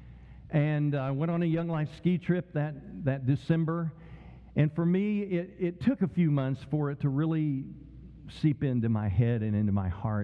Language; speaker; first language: English; native; English